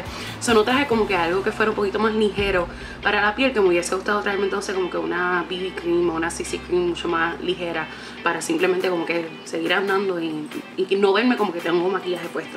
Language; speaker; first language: Spanish; native; Spanish